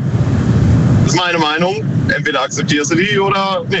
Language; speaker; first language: German; native; German